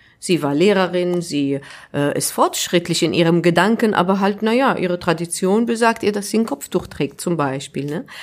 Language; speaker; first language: German; non-native, fluent; Arabic